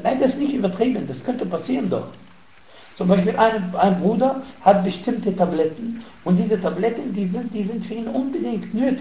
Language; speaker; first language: German; non-native, fluent; Arabic